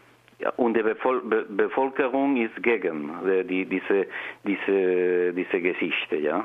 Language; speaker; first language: German; non-native, learner; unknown